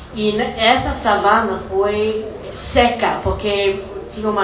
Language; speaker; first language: Portuguese; non-native, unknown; English